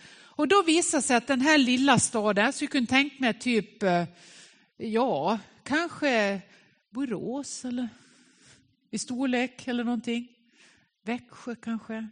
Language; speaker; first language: Swedish; native; Swedish